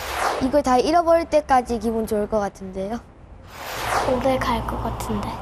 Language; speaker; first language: Korean; native; Korean